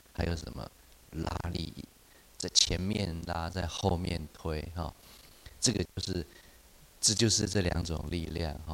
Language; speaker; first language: Chinese; native; Chinese